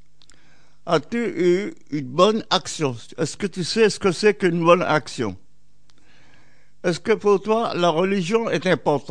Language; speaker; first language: French; non-native, local second language; English